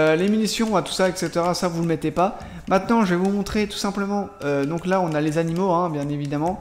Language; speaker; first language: French; native; French